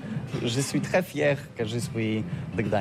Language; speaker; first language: French; non-native, learner; Polish